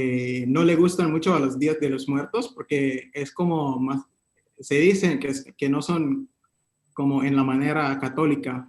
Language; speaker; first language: Spanish; non-native, learner; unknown